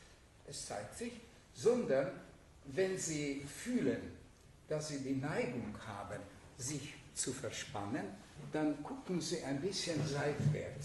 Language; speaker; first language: German; non-native, fluent; Hungarian